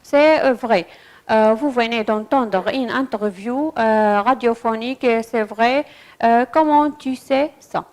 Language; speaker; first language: French; non-native, fluent; Arabic